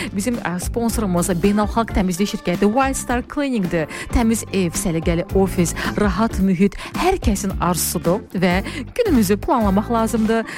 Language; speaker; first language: Azerbaijani; native; Azerbaijani